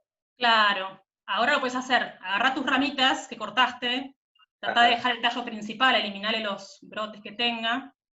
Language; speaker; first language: Spanish; native; Spanish